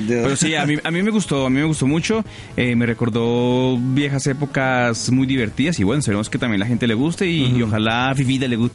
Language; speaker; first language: Spanish; native; Spanish